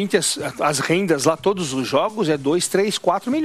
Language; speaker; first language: Portuguese; native; Portuguese